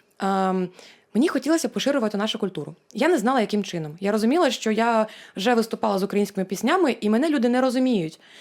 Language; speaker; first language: Ukrainian; non-native, local second language; Russian